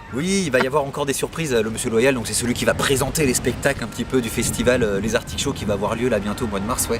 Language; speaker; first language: French; native; French